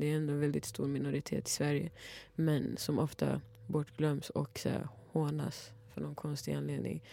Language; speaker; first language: Swedish; early bilingual, other home language; Somali